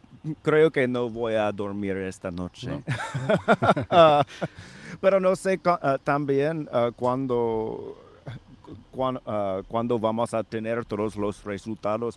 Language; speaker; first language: Spanish; non-native, fluent; English